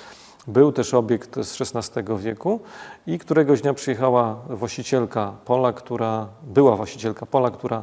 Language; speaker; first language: Polish; native; Polish